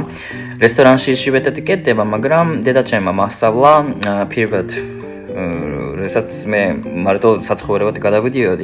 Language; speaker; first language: Georgian; non-native, fluent; Japanese